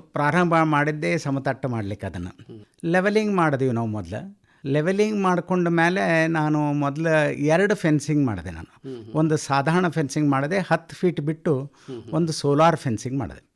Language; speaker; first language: Kannada; native; Kannada